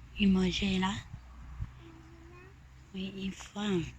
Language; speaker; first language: French; non-native, learner; Thai